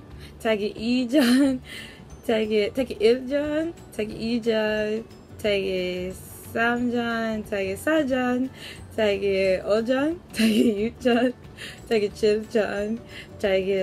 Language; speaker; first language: Korean; non-native, learner; English